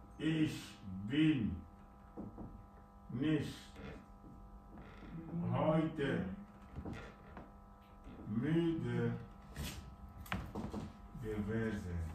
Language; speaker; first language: German; non-native, fluent; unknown